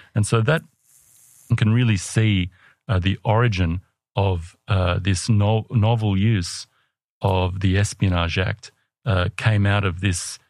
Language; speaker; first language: English; native; English